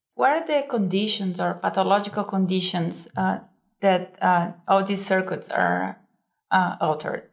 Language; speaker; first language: English; non-native, fluent; Portuguese